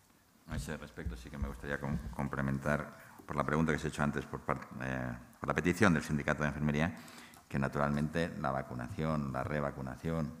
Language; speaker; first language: Spanish; native; Spanish